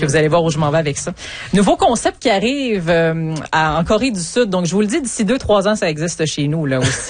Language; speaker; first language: French; native; French